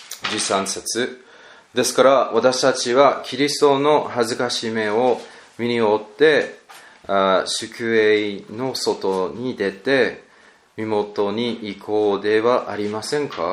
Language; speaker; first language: Japanese; non-native, learner; English